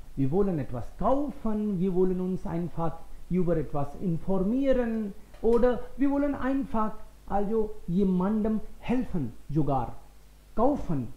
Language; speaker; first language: German; non-native, fluent; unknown